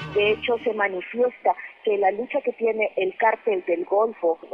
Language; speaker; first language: Spanish; native; Spanish